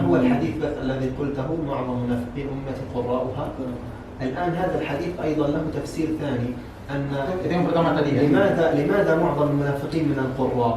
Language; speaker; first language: Arabic; native; Arabic